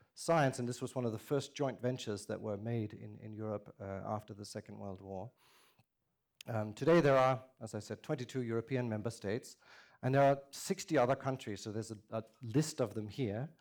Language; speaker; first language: English; non-native, fluent; Danish